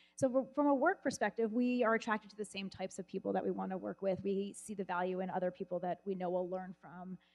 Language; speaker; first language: English; native; English